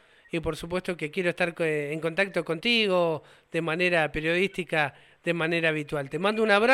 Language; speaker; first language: Spanish; native; Spanish